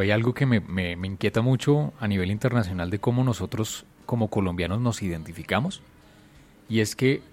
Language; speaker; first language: Spanish; native; Spanish